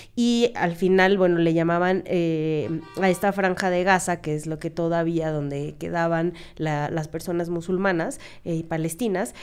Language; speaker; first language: Spanish; native; Spanish